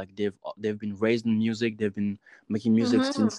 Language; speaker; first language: English; non-native, local second language; French